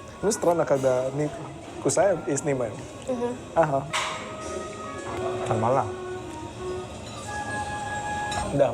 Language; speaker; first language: Russian; non-native, learner; Indonesian